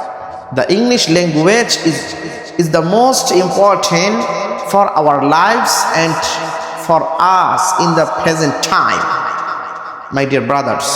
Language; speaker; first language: English; non-native, learner; Bangla